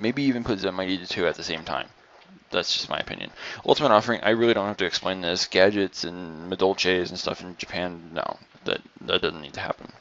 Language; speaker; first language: English; native; English